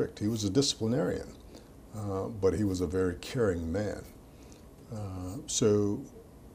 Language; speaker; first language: English; native; English